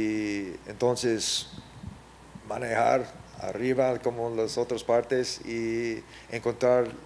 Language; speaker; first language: Spanish; non-native, learner; English